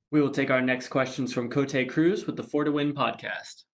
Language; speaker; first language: English; non-native, fluent; Portuguese